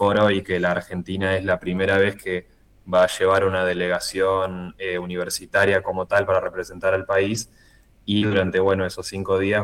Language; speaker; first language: Spanish; native; Spanish